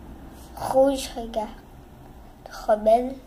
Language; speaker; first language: French; non-native, learner; Portuguese